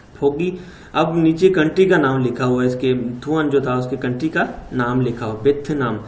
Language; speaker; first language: Urdu; native; Urdu